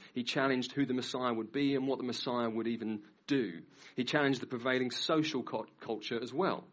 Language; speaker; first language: English; native; English